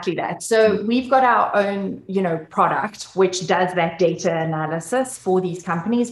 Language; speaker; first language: English; native; English